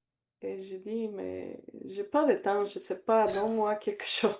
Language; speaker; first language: French; non-native, learner; Bulgarian